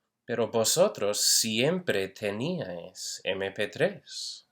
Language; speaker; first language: Spanish; non-native, fluent; English